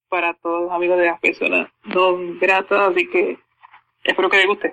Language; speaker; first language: Spanish; native; Spanish